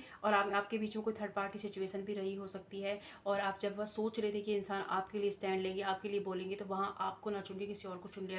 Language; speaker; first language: Hindi; native; Hindi